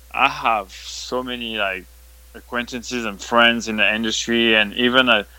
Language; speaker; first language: English; non-native, fluent; French